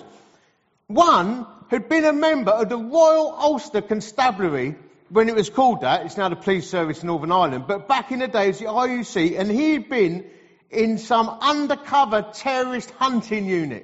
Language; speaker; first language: English; native; English